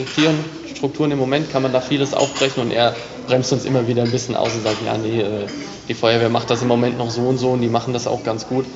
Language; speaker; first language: German; native; German